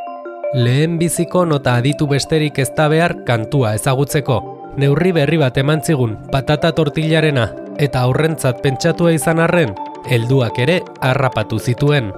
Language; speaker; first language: Basque; native; Basque